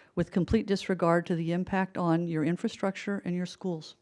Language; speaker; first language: English; native; English